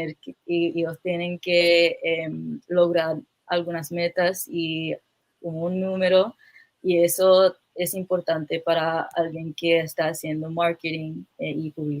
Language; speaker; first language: Spanish; non-native, fluent; English